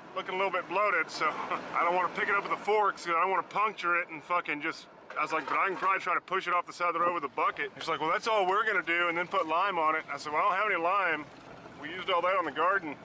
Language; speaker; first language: English; native; English